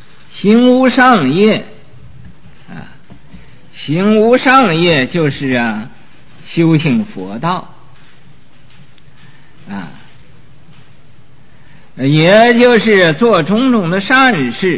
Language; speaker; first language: Chinese; native; Chinese